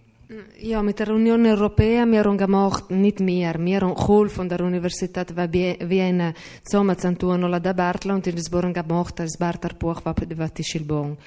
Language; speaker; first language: German; non-native, learner; Italian